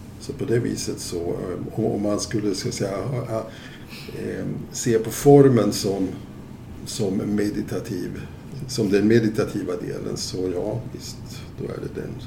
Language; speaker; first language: Swedish; native; Swedish